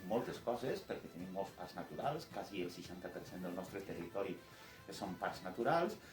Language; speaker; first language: Catalan; native; Catalan